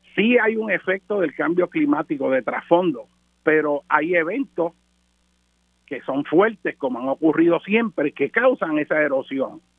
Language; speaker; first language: Spanish; native; Spanish